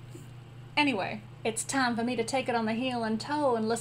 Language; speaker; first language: English; native; English